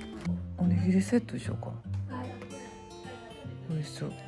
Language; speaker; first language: Japanese; native; Japanese